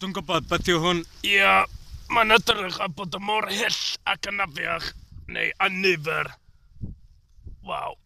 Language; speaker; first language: Welsh; non-native, learner; English